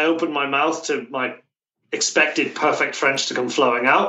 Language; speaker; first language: English; native; English